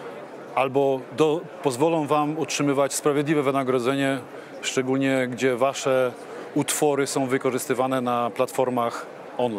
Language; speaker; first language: Polish; native; Polish